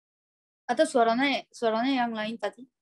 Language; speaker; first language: Indonesian; non-native, learner; Korean